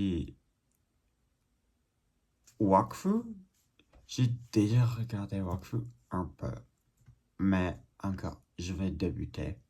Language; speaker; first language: French; non-native, learner; English